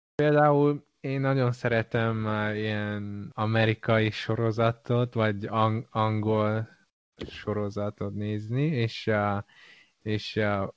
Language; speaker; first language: Hungarian; non-native, fluent; Chinese